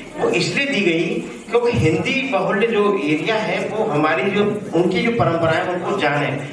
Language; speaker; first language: Hindi; native; Hindi